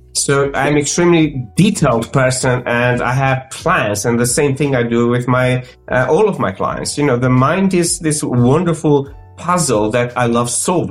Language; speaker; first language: English; non-native, fluent; Macedonian